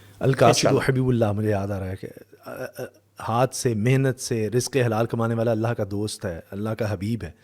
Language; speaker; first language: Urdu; native; Urdu